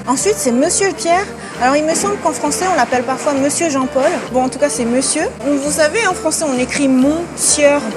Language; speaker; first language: French; native; French